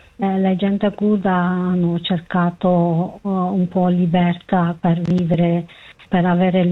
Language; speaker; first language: Italian; non-native, learner; Kurdish